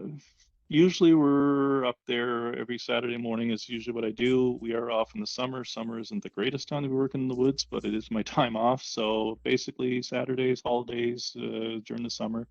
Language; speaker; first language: English; native; English